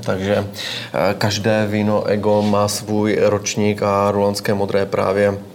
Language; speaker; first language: Czech; native; Czech